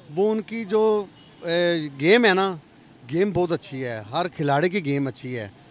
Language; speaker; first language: Urdu; native; Urdu